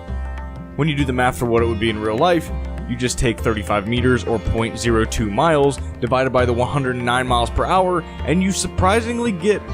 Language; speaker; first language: English; native; English